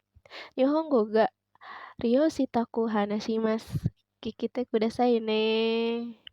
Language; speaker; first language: Japanese; non-native, learner; Indonesian